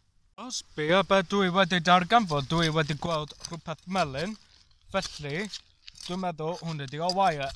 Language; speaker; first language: Welsh; non-native, learner; English